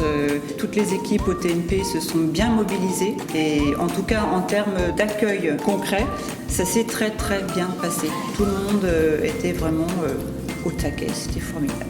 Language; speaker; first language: French; native; French